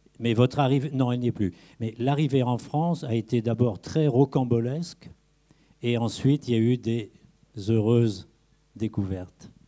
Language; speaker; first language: French; native; French